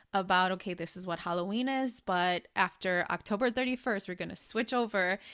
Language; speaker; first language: English; early bilingual, other home language; Spanish